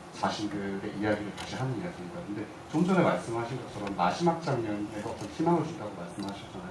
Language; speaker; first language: Korean; native; Korean